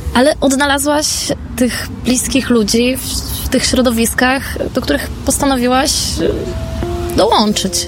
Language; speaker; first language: Polish; native; Polish